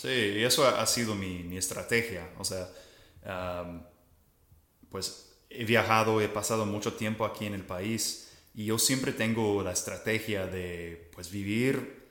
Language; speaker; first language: Spanish; non-native, fluent; English